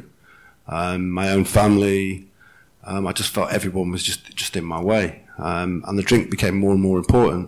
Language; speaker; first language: English; native; English